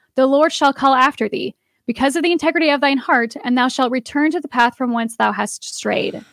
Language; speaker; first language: English; native; English